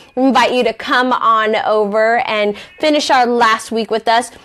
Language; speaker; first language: English; native; English